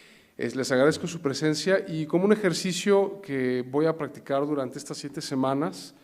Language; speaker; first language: Spanish; native; Spanish